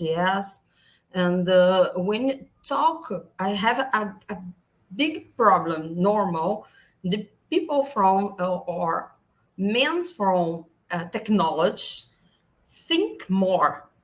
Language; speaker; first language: English; non-native, learner; Portuguese